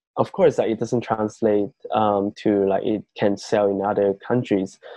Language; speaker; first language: English; non-native, fluent; Chinese